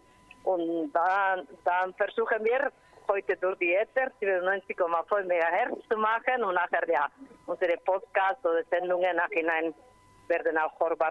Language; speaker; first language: German; non-native, learner; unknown